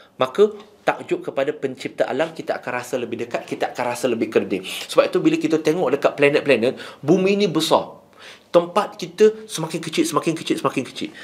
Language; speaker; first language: Malay; non-native, local second language; Chinese